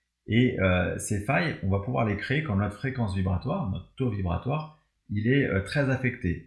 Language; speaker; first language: French; native; French